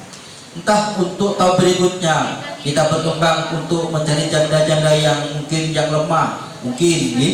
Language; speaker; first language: Indonesian; native; Indonesian